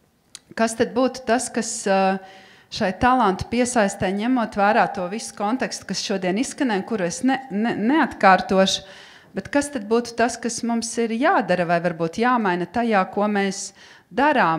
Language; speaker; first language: Latvian; native; Latvian